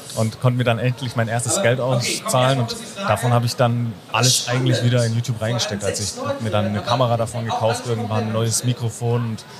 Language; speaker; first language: German; native; German